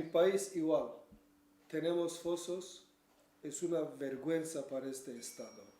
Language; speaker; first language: Spanish; non-native, learner; Kurdish